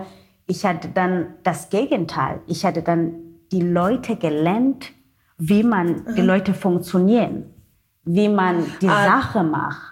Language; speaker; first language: German; non-native, learner; Xhosa